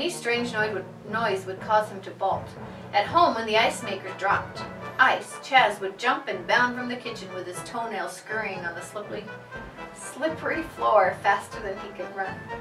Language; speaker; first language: English; native; English